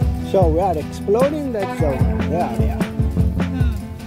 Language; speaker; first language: English; non-native, learner; Italian